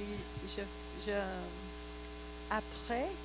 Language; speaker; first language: French; non-native, learner; English